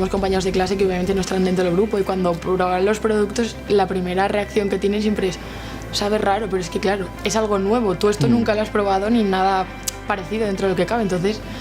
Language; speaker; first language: Spanish; native; Spanish